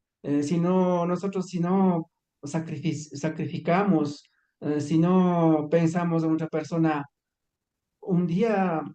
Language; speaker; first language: Spanish; non-native, local second language; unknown